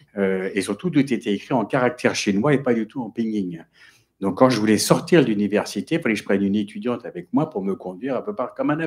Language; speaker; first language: French; native; French